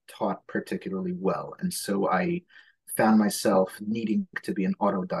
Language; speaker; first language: English; early bilingual, other home language; Hebrew